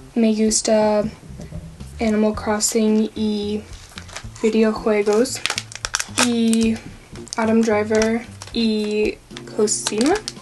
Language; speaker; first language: Spanish; non-native, learner; English